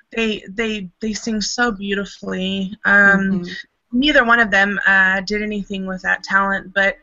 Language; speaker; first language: English; native; English